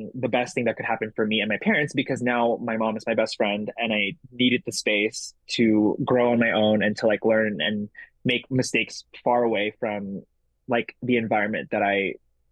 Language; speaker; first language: English; early bilingual, other home language; Indonesian